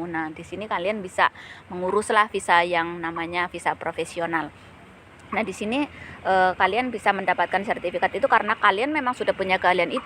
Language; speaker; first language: Indonesian; native; Indonesian